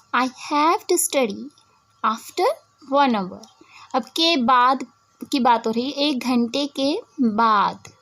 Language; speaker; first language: Hindi; native; Hindi